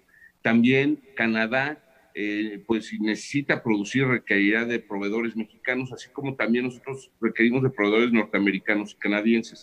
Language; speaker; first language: Spanish; native; Spanish